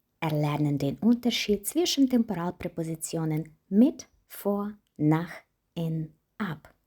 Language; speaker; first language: German; non-native, fluent; Ukrainian